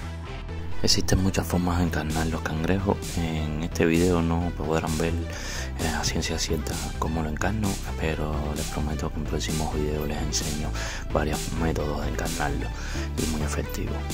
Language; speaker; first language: Spanish; native; Spanish